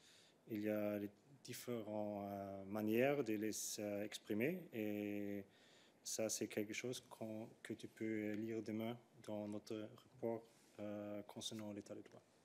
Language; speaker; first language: French; non-native, fluent; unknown